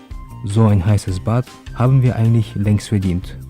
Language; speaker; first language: German; native; German